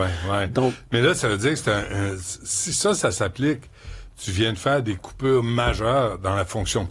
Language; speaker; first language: French; native; French